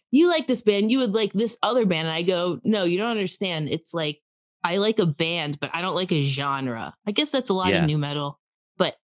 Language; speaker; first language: English; native; English